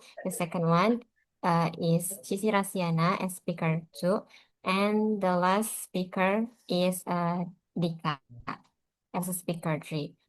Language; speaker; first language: English; non-native, learner; Indonesian